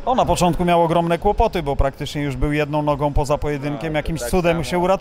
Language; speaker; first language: Polish; native; Polish